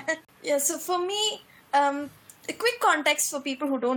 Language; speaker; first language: English; non-native, local second language; Malayalam